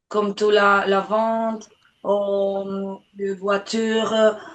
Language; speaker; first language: French; non-native, learner; Spanish